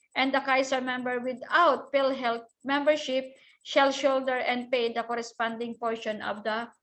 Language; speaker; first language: English; non-native, local second language; Filipino